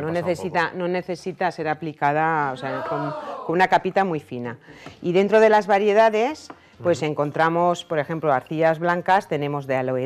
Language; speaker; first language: Spanish; native; Spanish